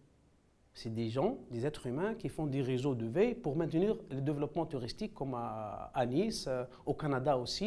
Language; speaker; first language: French; non-native, local second language; Arabic